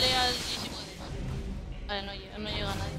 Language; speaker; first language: Spanish; native; Spanish